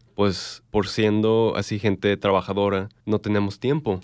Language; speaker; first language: Spanish; early bilingual, other home language; English